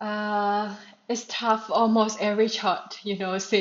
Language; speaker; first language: English; non-native, learner; Thai